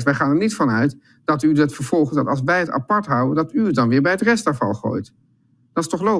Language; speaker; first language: Dutch; native; Dutch